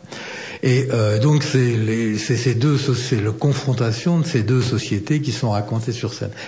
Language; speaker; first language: French; native; French